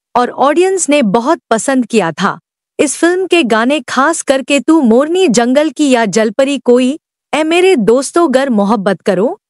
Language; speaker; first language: Hindi; native; Hindi